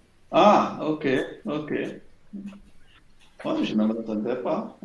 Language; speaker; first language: French; non-native, learner; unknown